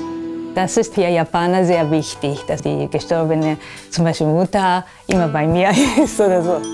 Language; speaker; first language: German; non-native, fluent; Japanese